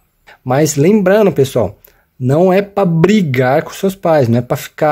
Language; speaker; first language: Portuguese; native; Portuguese